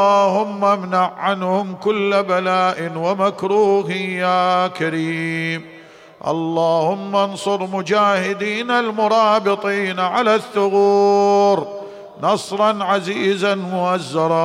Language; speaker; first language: Arabic; native; Arabic